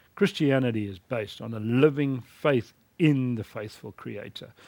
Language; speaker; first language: English; native; English